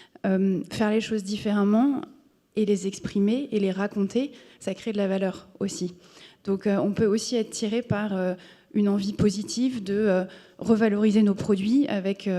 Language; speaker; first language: French; native; French